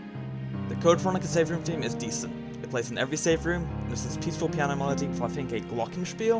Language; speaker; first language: English; native; English